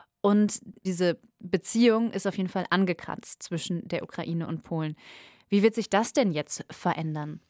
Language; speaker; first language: German; native; German